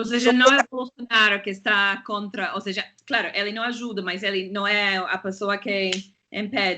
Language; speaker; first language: Portuguese; non-native, fluent; English